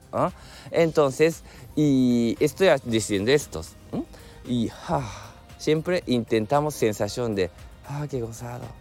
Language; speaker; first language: Spanish; non-native, learner; Japanese